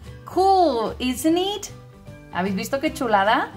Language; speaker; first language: Spanish; native; Spanish